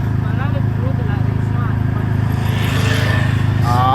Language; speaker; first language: French; non-native, local second language; Malagasy